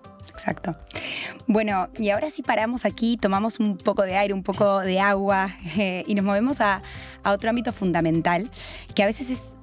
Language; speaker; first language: Spanish; native; Spanish